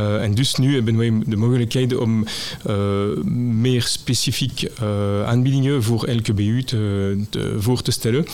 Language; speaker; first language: Dutch; non-native, local second language; French